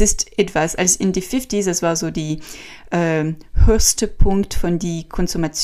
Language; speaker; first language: German; non-native, learner; French